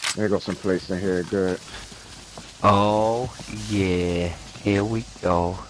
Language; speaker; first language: English; native; English